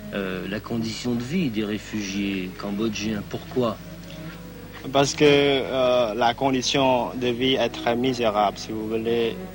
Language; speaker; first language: French; non-native, fluent; Khmer